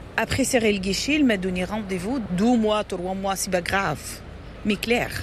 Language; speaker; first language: French; non-native, learner; Arabic